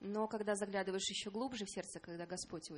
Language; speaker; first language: Russian; native; Russian